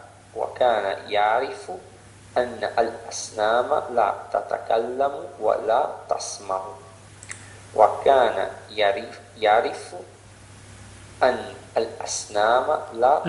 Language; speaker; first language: Arabic; non-native, learner; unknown